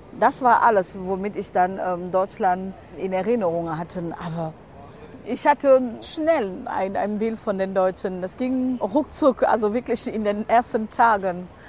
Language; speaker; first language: German; non-native, fluent; French